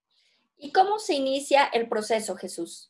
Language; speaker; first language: Spanish; native; Spanish